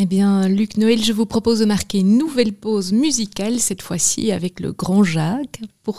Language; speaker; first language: French; native; French